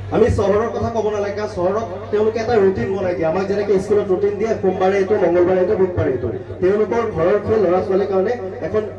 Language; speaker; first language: Assamese; non-native, local second language; Sylheti